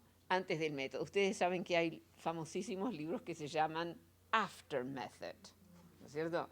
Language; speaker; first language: Spanish; non-native, fluent; Dutch